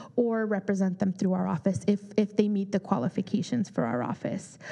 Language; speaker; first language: English; early bilingual, other home language; Spanish